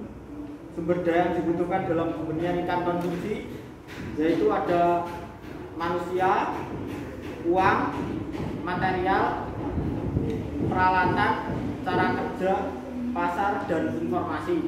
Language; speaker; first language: Indonesian; native; Indonesian